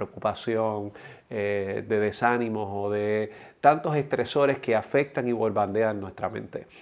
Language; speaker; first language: Spanish; native; Spanish